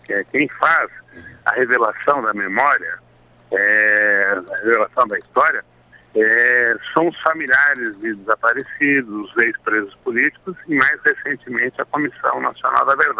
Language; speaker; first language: Portuguese; native; Portuguese